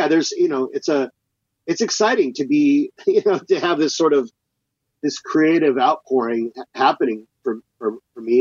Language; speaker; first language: English; native; English